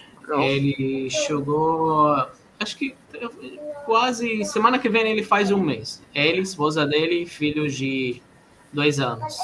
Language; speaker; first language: Portuguese; non-native, fluent; Arabic